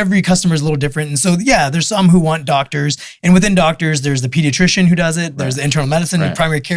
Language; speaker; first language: English; native; English